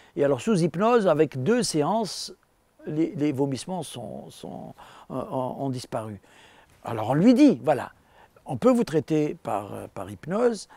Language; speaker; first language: French; non-native, local second language; Arabic